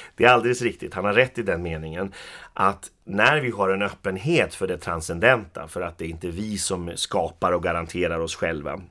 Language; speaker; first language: Swedish; native; Swedish